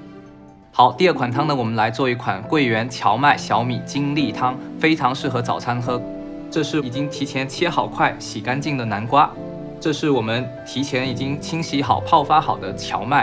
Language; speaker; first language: Chinese; native; Chinese